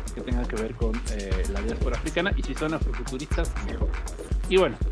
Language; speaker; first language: Spanish; native; Spanish